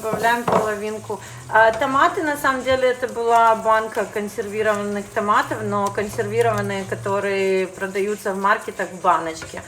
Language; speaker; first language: Russian; native; Russian